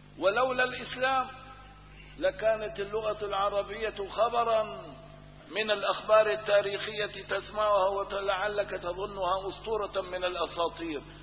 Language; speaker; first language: Arabic; non-native, local second language; Kurdish